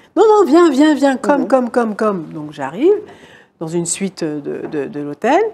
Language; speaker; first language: French; native; French